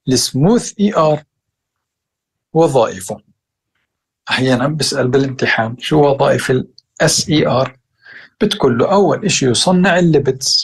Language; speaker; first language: Arabic; native; Arabic